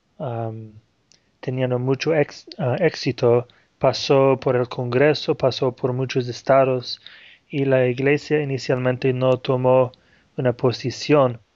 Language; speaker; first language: Spanish; non-native, fluent; Portuguese